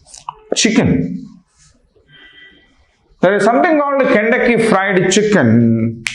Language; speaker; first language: English; non-native, local second language; Telugu